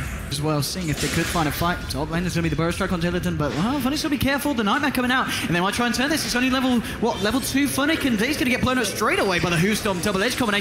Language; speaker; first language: English; native; English